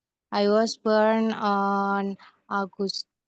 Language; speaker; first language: English; non-native, learner; Indonesian